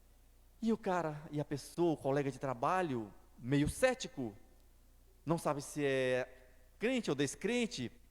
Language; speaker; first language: Portuguese; native; Portuguese